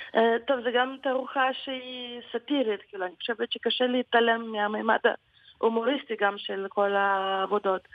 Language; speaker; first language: Hebrew; non-native, fluent; Ukrainian